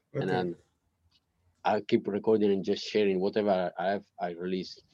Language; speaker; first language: English; non-native, fluent; Italian